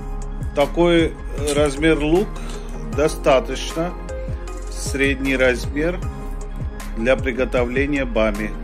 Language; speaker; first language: Russian; non-native, fluent; Hindi